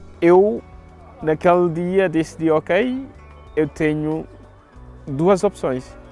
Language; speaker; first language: Portuguese; non-native, fluent; Fula